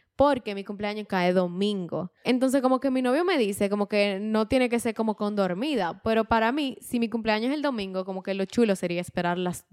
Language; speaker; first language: Spanish; native; Spanish